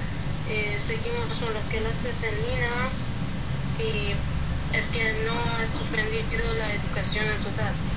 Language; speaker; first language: Spanish; non-native, learner; Persian